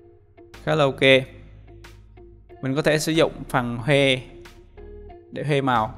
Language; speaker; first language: Vietnamese; native; Vietnamese